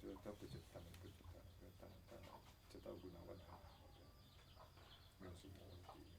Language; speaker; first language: Chinese; non-native, learner; Indonesian